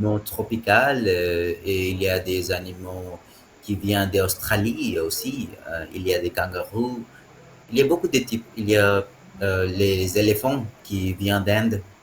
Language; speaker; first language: French; non-native, fluent; Hindi